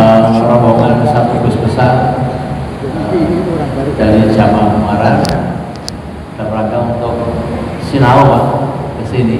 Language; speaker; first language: Indonesian; non-native, local second language; Javanese